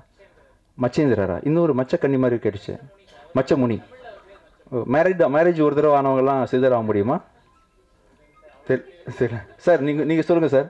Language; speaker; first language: Tamil; native; Tamil